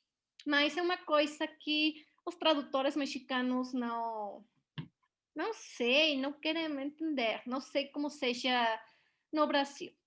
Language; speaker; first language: Portuguese; non-native, learner; Spanish